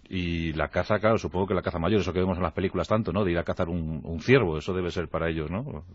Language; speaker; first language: Spanish; native; Spanish